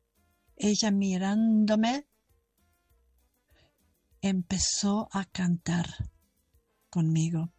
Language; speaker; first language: Spanish; non-native, fluent; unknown